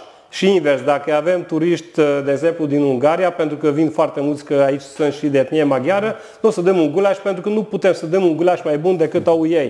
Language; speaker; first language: Romanian; non-native, local second language; Hungarian